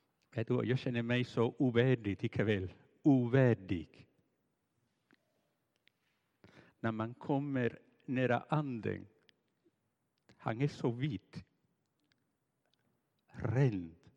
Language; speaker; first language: Swedish; non-native, fluent; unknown